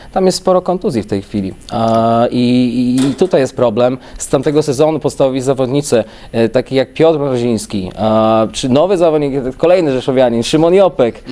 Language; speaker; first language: Polish; native; Polish